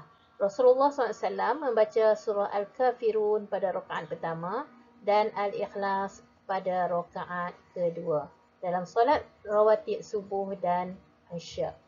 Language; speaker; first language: Malay; native; Malay